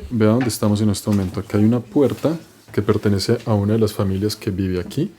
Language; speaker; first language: Spanish; native; Spanish